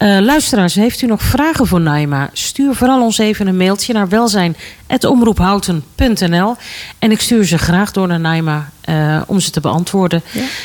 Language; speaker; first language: Dutch; native; Dutch